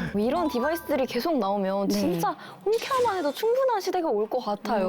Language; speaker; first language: Korean; native; Korean